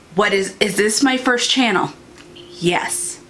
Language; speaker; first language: English; native; English